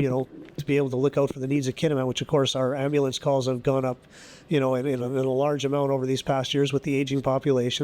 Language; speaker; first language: English; native; English